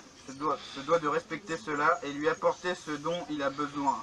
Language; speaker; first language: French; native; French